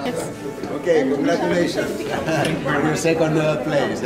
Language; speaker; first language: English; non-native, learner; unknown